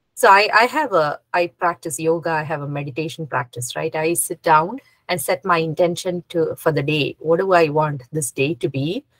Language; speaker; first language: English; non-native, local second language; Malayalam